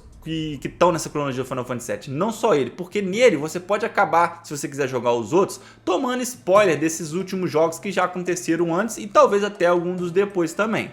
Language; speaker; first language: Portuguese; native; Portuguese